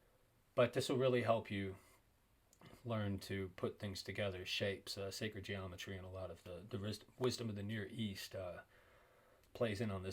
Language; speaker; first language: English; native; English